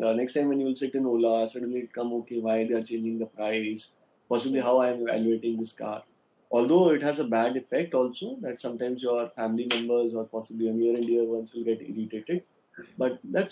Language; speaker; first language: English; non-native, local second language; Hindi